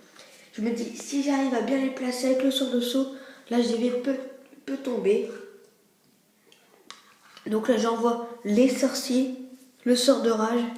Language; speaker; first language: French; native; French